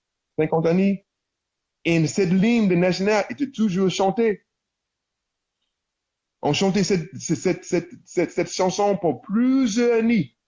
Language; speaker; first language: French; non-native, learner; English